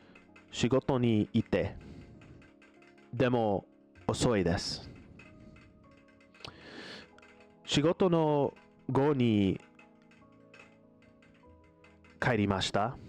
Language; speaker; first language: Japanese; non-native, learner; English